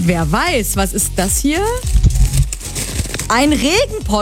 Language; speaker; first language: German; native; German